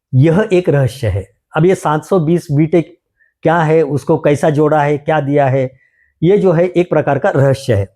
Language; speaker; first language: Hindi; non-native, local second language; Marathi